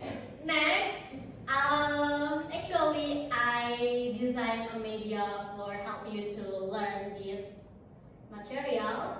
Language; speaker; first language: English; non-native, learner; Indonesian